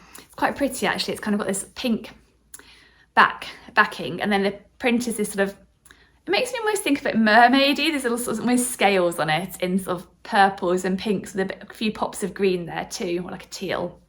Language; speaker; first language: English; native; English